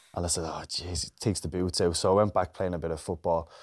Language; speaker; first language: English; native; English